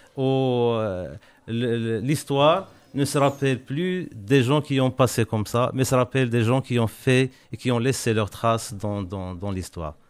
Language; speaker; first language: French; non-native, local second language; Arabic